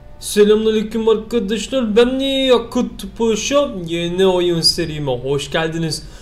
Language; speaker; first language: Turkish; early bilingual, heritage; Turkish